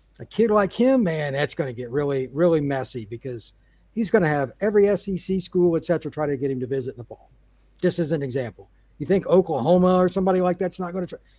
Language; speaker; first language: English; native; English